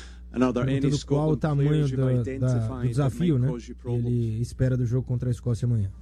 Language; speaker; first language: Portuguese; native; Portuguese